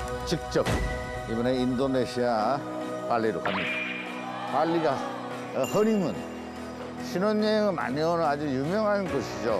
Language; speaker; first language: Korean; native; Korean